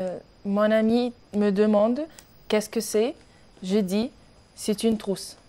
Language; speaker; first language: French; non-native, learner; Arabic